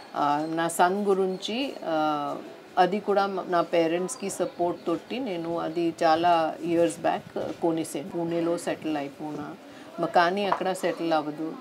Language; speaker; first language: Telugu; non-native, learner; Hindi